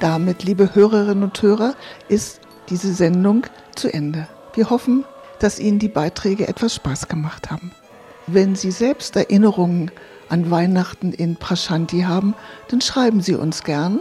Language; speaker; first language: German; native; German